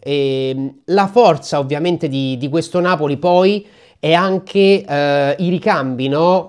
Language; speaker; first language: Italian; native; Italian